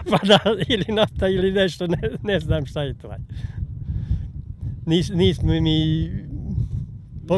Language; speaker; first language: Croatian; non-native, local second language; Hungarian